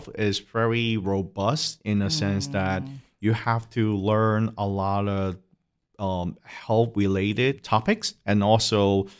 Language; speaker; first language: English; non-native, local second language; Cantonese